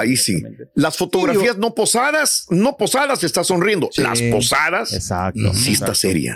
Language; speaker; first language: Spanish; native; Spanish